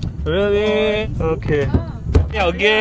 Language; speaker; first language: English; non-native, learner; Korean